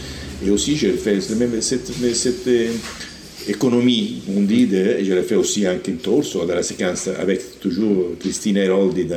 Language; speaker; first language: French; non-native, learner; Italian